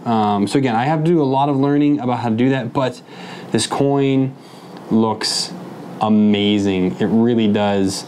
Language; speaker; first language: English; native; English